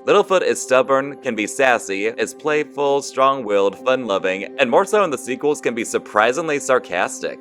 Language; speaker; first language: English; native; English